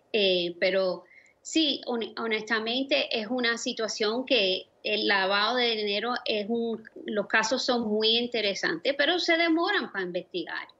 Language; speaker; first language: Spanish; early bilingual, other home language; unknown